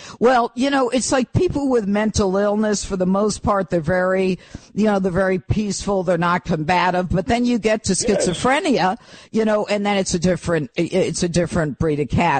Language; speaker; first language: English; native; English